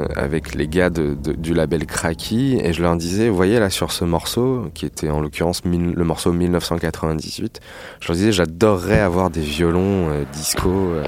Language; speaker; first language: French; native; French